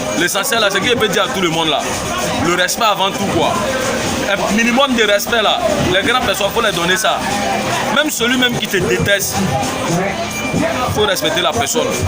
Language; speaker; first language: French; non-native, local second language; Bambara